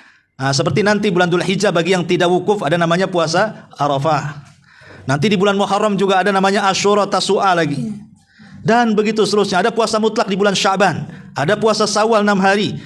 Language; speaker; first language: Indonesian; native; Indonesian